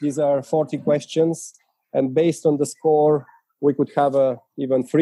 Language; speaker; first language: English; non-native, fluent; Bulgarian